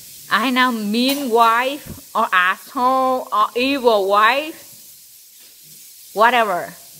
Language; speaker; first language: English; non-native, learner; Vietnamese